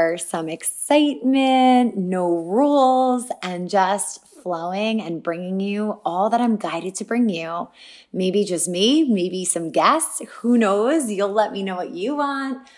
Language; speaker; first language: English; native; English